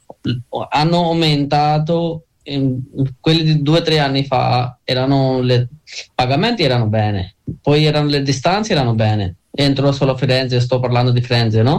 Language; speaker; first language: Italian; non-native, learner; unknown